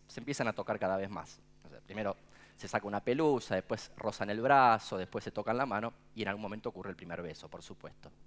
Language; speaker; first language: Spanish; native; Spanish